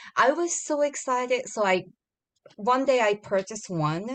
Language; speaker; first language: English; non-native, learner; Japanese